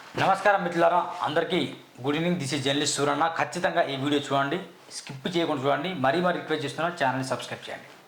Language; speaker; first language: Telugu; native; Telugu